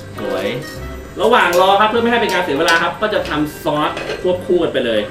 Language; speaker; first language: Thai; native; Thai